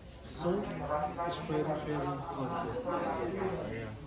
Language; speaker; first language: English; non-native, learner; Indonesian